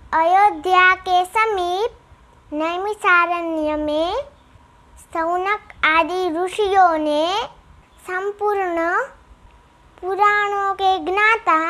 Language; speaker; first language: Hindi; non-native, local second language; Gujarati